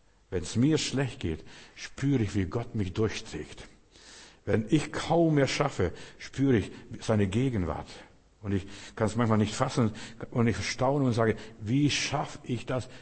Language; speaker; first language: German; non-native, fluent; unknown